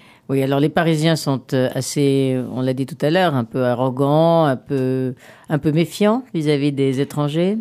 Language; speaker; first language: French; native; French